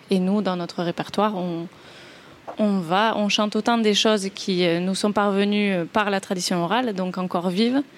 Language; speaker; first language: French; native; French